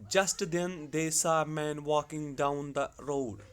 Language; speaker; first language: English; non-native, local second language; Urdu